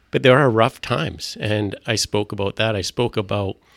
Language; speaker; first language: English; non-native, fluent; French